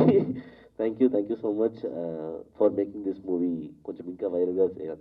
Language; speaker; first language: Telugu; non-native, learner; Tamil